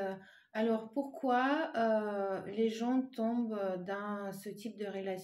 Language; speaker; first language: French; non-native, fluent; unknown